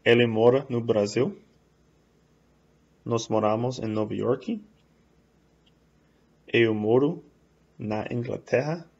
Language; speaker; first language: Portuguese; non-native, fluent; English